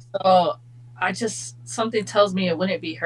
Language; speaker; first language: English; native; English